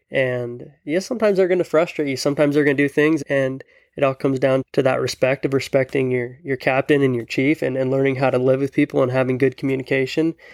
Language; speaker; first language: English; native; English